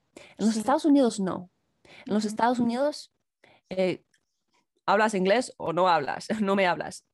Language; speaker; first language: Spanish; non-native, fluent; English